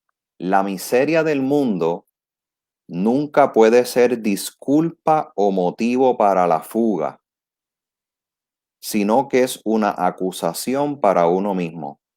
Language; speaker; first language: Spanish; native; Spanish